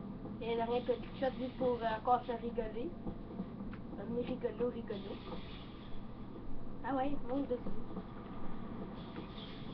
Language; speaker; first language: French; native; French